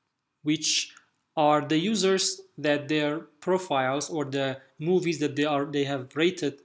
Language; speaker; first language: English; non-native, fluent; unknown